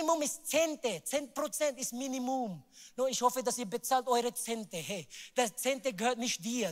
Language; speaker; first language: German; non-native, learner; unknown